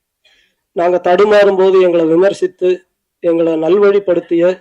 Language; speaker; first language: Tamil; native; Tamil